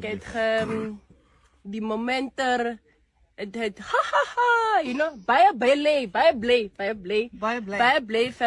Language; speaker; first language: Afrikaans; non-native, learner; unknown